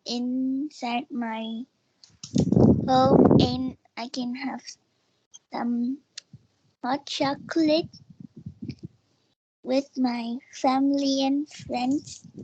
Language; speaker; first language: English; non-native, learner; Vietnamese